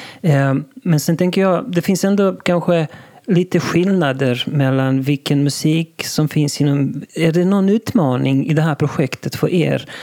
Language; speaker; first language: Swedish; non-native, local second language; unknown